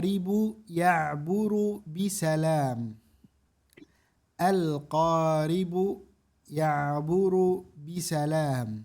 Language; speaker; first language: Arabic; non-native, fluent; Indonesian